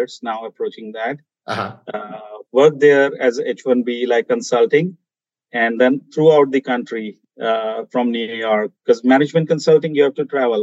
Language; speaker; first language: English; non-native, local second language; Hindi